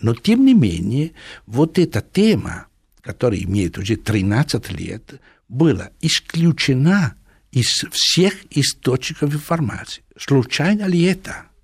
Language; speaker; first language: Russian; non-native, fluent; Italian